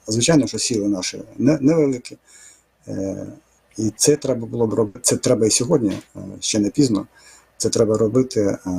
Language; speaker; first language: Ukrainian; non-native, fluent; Russian